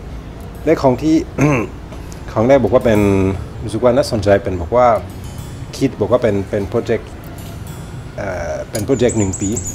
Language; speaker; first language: Thai; non-native, learner; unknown